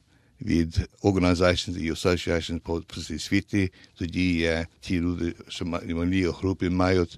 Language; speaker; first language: Ukrainian; early bilingual, heritage; Ukrainian